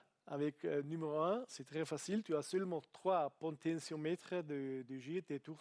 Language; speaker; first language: French; non-native, learner; Italian